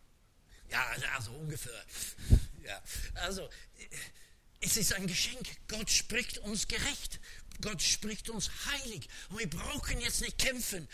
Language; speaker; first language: German; non-native, fluent; English